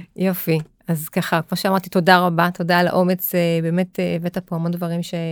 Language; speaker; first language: Hebrew; native; Hebrew